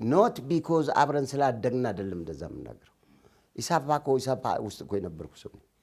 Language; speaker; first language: Amharic; non-native, local second language; Oromo